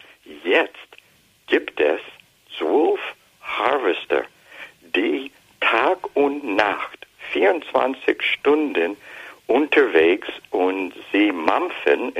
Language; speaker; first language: German; non-native, fluent; English